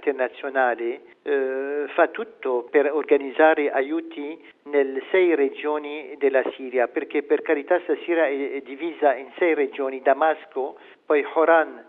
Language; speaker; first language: Italian; non-native, fluent; Arabic